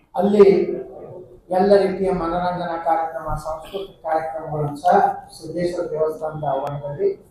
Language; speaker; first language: Kannada; native; Kannada